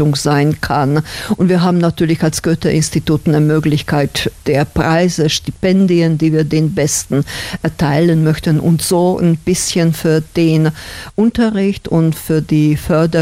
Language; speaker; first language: German; non-native, fluent; Slovak